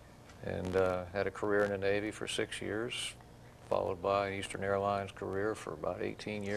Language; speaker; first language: English; native; English